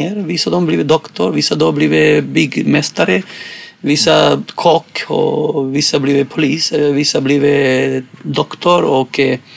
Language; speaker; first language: Swedish; non-native, fluent; Spanish